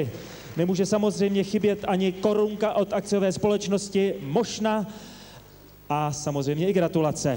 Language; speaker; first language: Czech; native; Czech